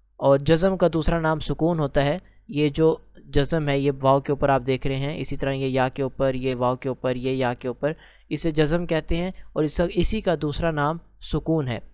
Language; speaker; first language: Urdu; native; Urdu